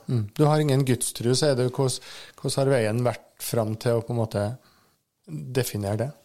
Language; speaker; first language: Norwegian; native; Norwegian